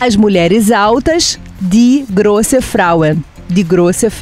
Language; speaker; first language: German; non-native, fluent; Portuguese